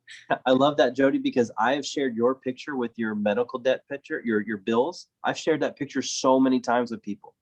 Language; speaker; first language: English; native; English